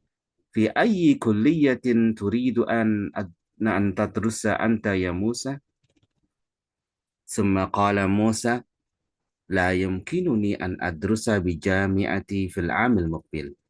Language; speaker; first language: Arabic; non-native, fluent; Indonesian